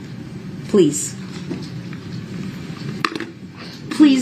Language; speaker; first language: English; native; English